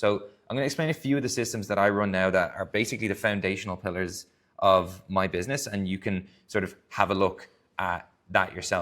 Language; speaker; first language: English; native; English